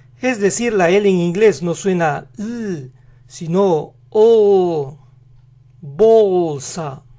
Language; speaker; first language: Spanish; native; Spanish